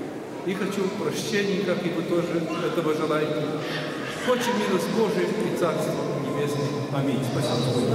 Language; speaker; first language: Russian; non-native, local second language; Ukrainian